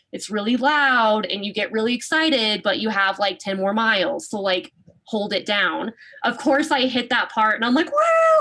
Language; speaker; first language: English; native; English